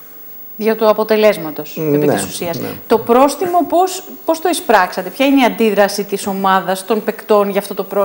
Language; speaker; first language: Greek; native; Greek